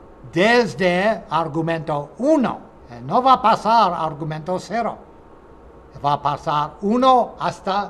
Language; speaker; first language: Spanish; non-native, fluent; English